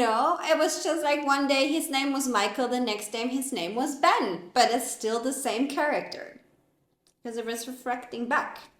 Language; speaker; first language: English; non-native, fluent; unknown